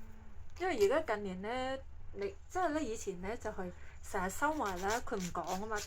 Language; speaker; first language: Cantonese; native; Cantonese